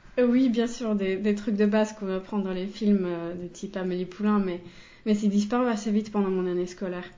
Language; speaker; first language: French; non-native, fluent; Finnish